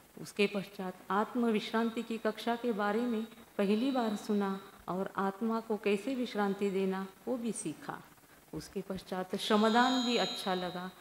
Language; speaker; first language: Hindi; non-native, local second language; Marathi